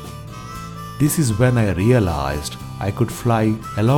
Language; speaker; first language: English; non-native, local second language; Kannada